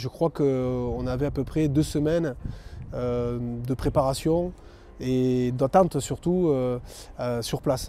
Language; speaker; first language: French; native; French